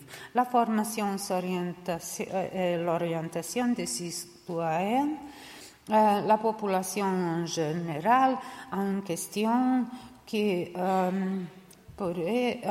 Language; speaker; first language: French; non-native, learner; Serbian